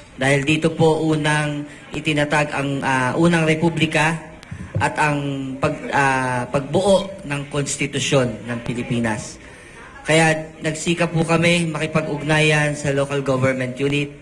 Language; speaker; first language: Filipino; native; Filipino